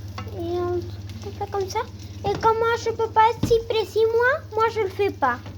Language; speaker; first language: French; non-native, learner; Spanish